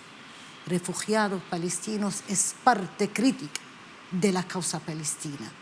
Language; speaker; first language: Spanish; non-native, learner; Arabic